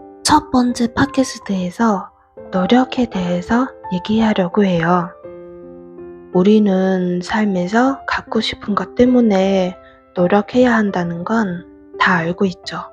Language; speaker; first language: Korean; non-native, fluent; Vietnamese